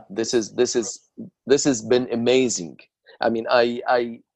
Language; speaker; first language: English; non-native, fluent; Arabic